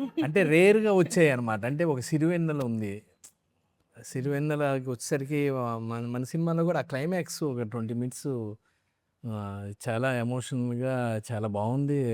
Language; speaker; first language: Telugu; native; Telugu